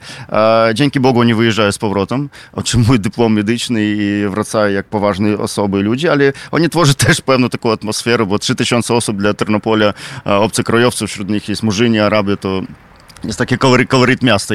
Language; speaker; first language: Polish; non-native, fluent; Ukrainian